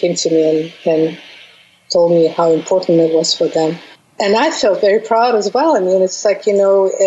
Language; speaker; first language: English; non-native, fluent; Russian